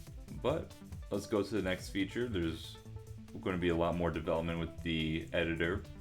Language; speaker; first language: English; native; English